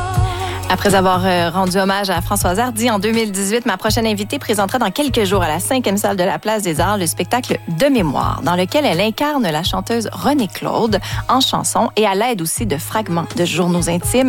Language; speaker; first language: French; native; French